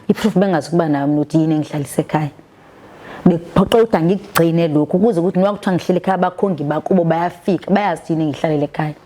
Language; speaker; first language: Zulu; native; Zulu